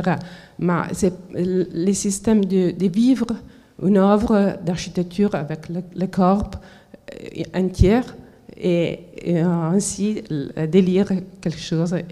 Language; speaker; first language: French; non-native, fluent; Italian